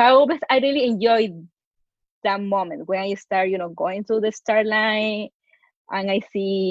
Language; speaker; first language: English; non-native, fluent; Spanish